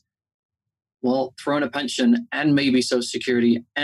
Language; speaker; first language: English; native; English